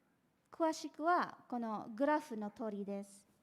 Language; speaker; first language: Japanese; non-native, fluent; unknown